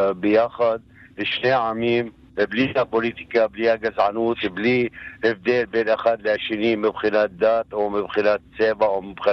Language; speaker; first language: Hebrew; non-native, local second language; Arabic